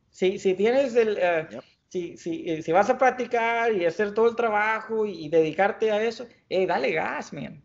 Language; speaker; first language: Spanish; early bilingual, heritage; Spanish